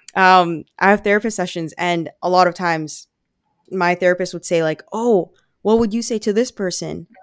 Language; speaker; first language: English; non-native, fluent; Filipino